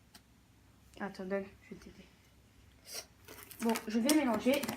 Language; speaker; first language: French; native; French